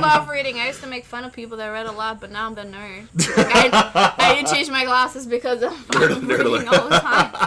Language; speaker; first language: English; non-native, fluent; Albanian